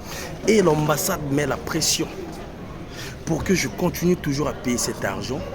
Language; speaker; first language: French; non-native, local second language; Lingala